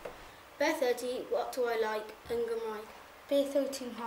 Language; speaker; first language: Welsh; non-native, learner; English